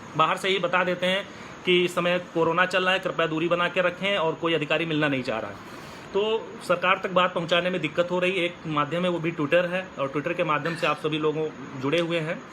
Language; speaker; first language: Hindi; native; Hindi